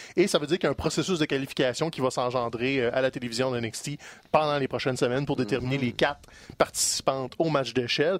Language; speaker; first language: French; native; French